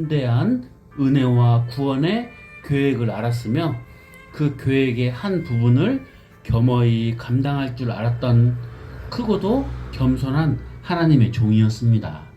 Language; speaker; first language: Korean; native; Korean